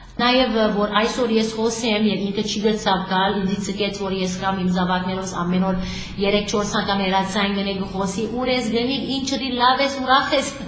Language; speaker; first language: Armenian; early bilingual, heritage; Armenian